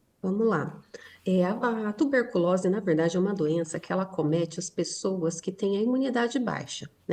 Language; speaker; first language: Portuguese; native; Portuguese